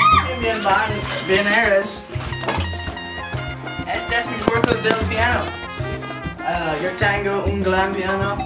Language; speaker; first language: Spanish; non-native, learner; English